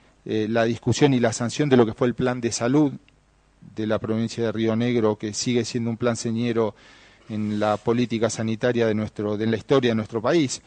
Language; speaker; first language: Spanish; native; Spanish